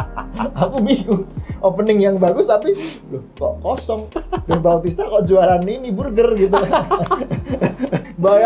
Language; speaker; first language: Indonesian; native; Indonesian